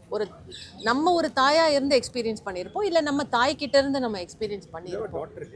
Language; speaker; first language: Tamil; native; Tamil